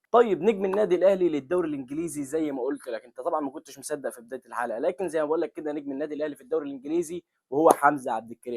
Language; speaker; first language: Arabic; native; Arabic